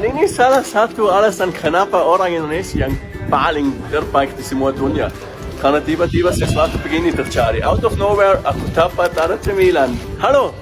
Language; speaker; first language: Indonesian; non-native, learner; English